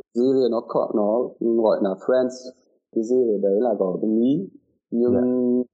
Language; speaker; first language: Vietnamese; non-native, fluent; German